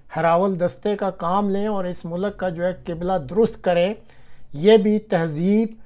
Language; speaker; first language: Urdu; non-native, local second language; Punjabi